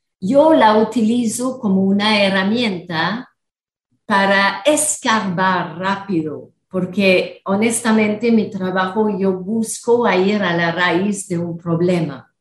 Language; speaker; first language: Spanish; non-native, fluent; French